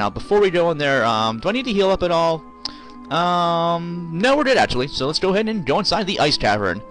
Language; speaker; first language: English; native; English